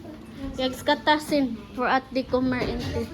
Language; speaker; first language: Swedish; non-native, learner; Cebuano